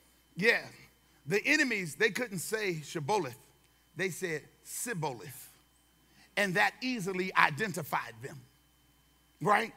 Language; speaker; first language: English; native; English